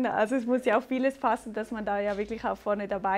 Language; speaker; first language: German; native; German